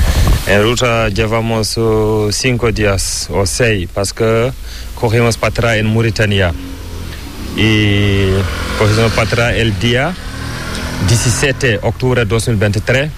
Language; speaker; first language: Spanish; non-native, learner; Fula